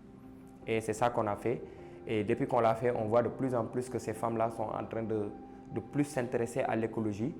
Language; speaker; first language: French; non-native, local second language; Wolof